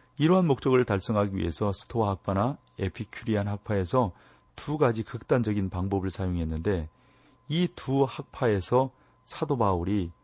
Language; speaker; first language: Korean; native; Korean